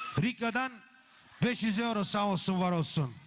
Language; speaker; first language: Romanian; non-native, local second language; Turkish